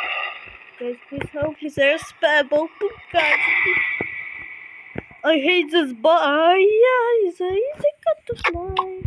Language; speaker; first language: English; non-native, learner; Ukrainian